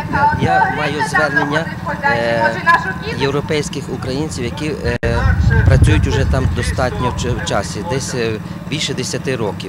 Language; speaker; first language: Ukrainian; native; Ukrainian